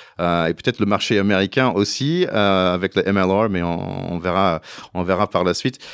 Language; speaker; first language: French; non-native, fluent; English